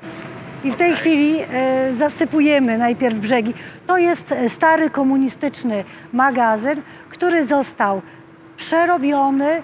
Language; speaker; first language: Polish; native; Polish